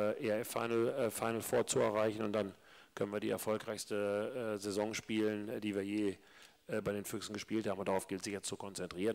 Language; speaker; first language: German; native; German